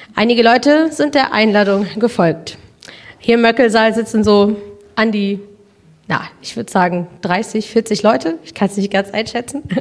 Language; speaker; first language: German; native; German